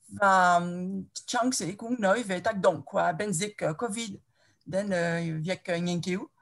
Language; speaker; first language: Vietnamese; non-native, fluent; French